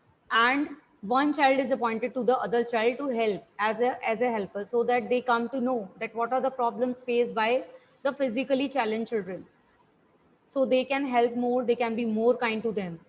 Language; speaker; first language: English; non-native, local second language; Hindi